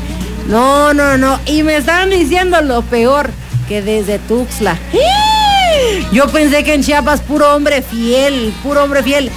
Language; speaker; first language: Spanish; native; Spanish